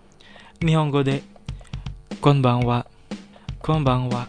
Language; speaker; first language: Japanese; non-native, fluent; Indonesian